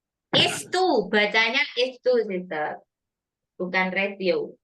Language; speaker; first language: English; non-native, fluent; Indonesian